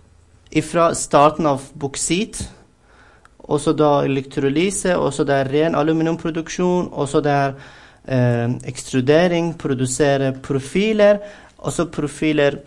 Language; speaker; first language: Norwegian; non-native, fluent; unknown